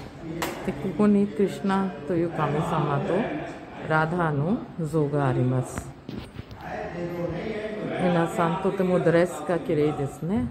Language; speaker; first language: Japanese; non-native, learner; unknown